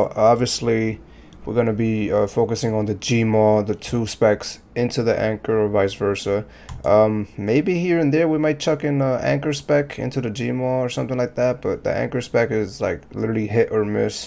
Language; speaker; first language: English; native; English